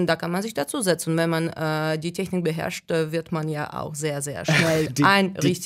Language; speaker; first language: German; non-native, fluent; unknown